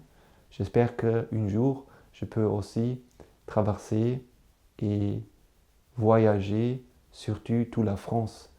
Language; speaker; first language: French; non-native, learner; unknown